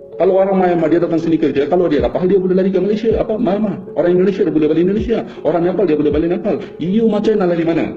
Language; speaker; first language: Malay; non-native, fluent; Bangla